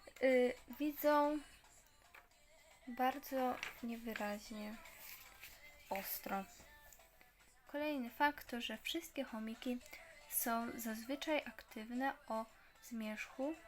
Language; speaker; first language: Polish; native; Polish